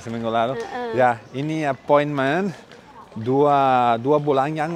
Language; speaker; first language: Indonesian; non-native, learner; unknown